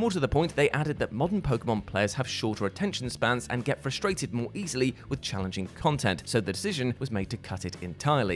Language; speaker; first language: English; native; English